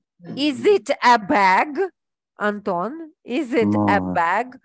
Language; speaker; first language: English; non-native, fluent; Ukrainian